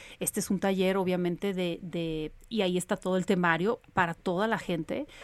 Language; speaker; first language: Spanish; early bilingual, other home language; Polish